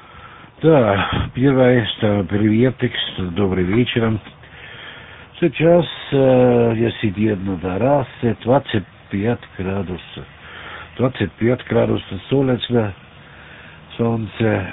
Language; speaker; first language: Russian; non-native, learner; German